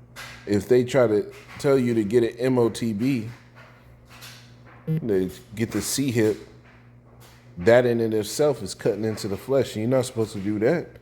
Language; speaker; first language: English; native; English